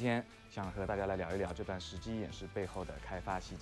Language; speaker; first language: Chinese; native; Chinese